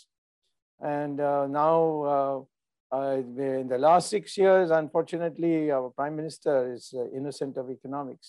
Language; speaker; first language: English; non-native, local second language; Tamil